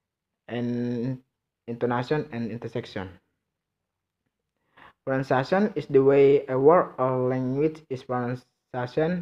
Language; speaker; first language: English; non-native, learner; Indonesian